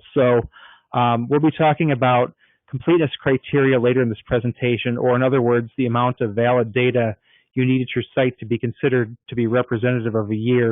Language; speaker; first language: English; native; English